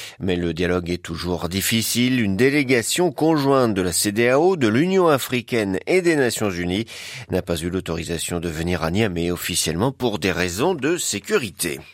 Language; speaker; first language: French; native; French